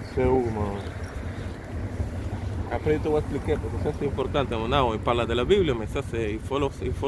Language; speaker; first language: French; non-native, learner; Spanish